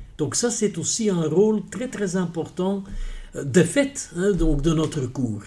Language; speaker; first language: French; non-native, local second language; Dutch